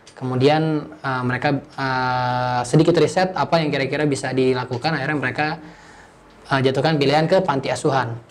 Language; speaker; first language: Indonesian; native; Indonesian